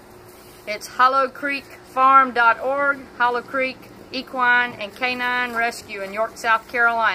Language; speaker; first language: English; native; English